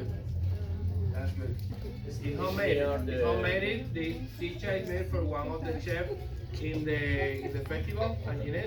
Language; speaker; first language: English; non-native, learner; Spanish